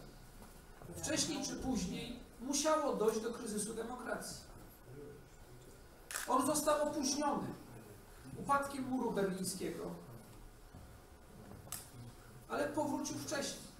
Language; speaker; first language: Polish; native; Polish